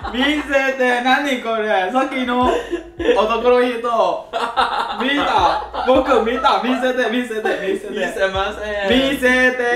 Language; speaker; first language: Japanese; non-native, learner; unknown